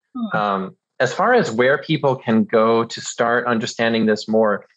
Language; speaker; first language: English; early bilingual, other home language; German